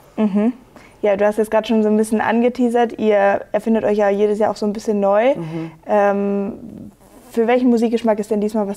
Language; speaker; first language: German; native; German